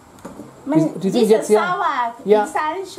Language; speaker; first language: German; non-native, learner; Thai